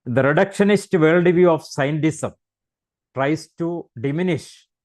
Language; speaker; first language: English; non-native, local second language; Malayalam